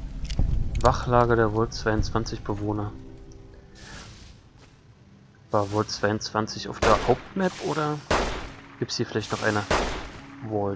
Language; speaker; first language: German; native; German